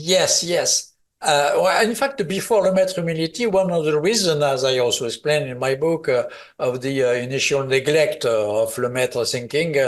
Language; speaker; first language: English; non-native, fluent; French